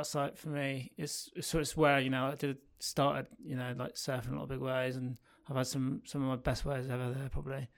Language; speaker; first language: English; native; English